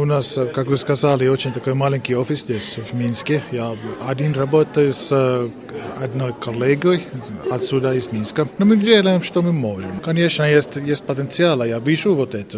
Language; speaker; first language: Russian; non-native, learner; Finnish